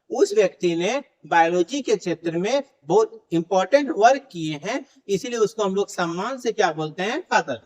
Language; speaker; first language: Hindi; native; Hindi